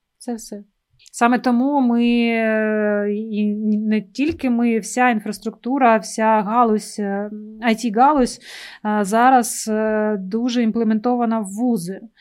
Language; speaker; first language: Ukrainian; non-native, local second language; Russian